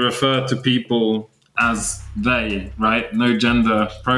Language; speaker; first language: English; native; English